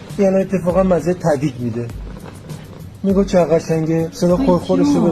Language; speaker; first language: Persian; native; Persian